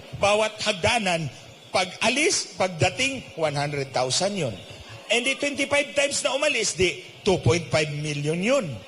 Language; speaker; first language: Filipino; non-native, local second language; Cebuano